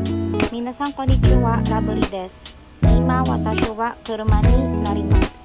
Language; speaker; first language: Japanese; non-native, learner; Filipino